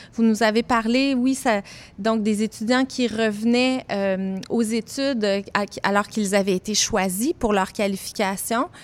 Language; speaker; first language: French; native; French